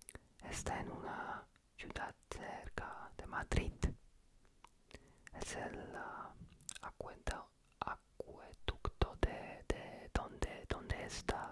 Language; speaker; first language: Spanish; non-native, learner; Polish